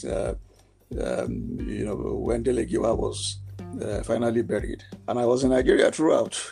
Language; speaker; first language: English; non-native, local second language; Yoruba